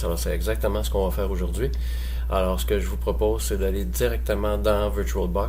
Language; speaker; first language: French; native; French